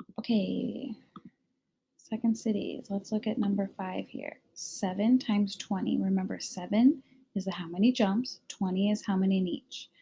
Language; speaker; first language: English; native; English